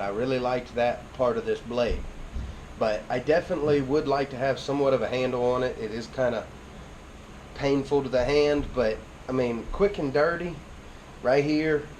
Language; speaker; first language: English; native; English